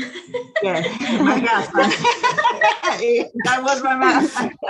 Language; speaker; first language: English; non-native, learner; Spanish